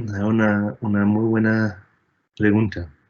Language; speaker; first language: Spanish; non-native, fluent; German